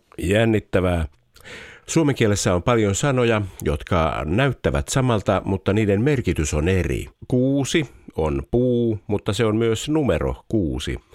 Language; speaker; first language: Finnish; native; Finnish